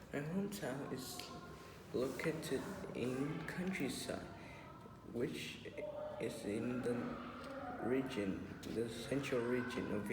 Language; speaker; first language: English; non-native, learner; Vietnamese